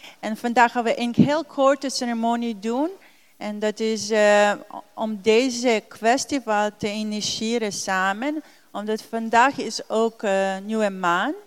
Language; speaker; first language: Dutch; non-native, learner; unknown